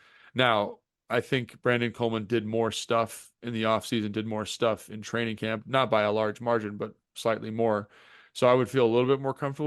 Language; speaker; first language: English; native; English